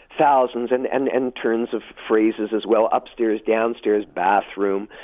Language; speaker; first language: English; native; English